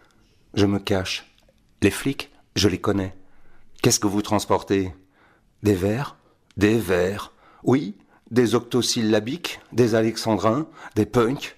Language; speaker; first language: French; native; French